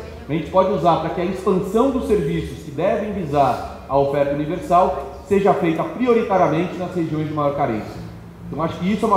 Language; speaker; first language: Portuguese; native; Portuguese